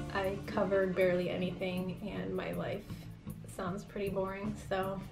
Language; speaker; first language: English; native; English